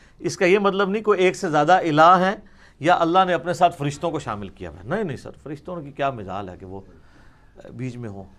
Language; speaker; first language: Urdu; non-native, local second language; Punjabi